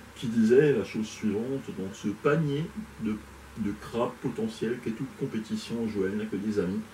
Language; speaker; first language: French; native; French